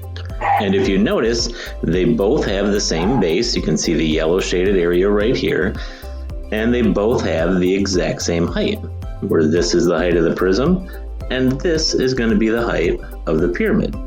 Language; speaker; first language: English; native; English